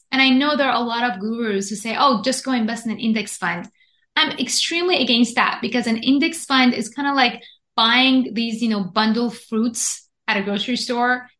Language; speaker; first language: English; non-native, fluent; Persian